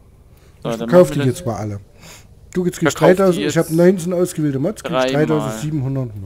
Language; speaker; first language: German; native; German